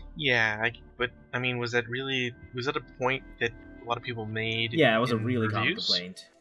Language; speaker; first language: English; native; English